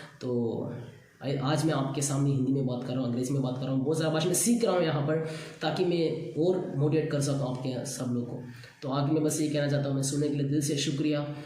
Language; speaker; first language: Hindi; non-native, local second language; Tamil